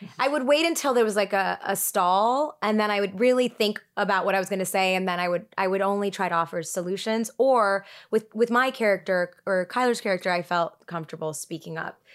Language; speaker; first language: English; early bilingual, other home language; Tigrinya